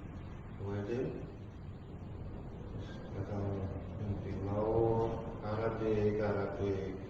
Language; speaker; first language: Welsh; non-native, fluent; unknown